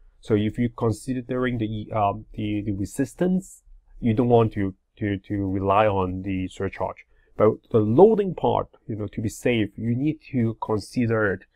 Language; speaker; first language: English; non-native, fluent; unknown